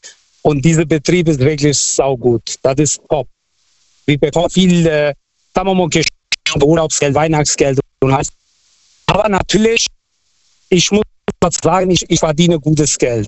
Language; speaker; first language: German; non-native, fluent; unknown